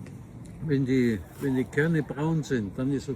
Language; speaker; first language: German; non-native, fluent; Filipino